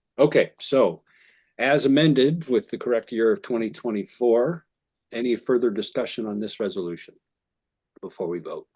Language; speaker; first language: English; native; English